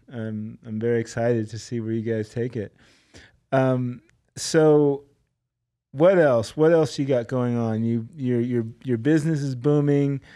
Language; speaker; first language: English; native; English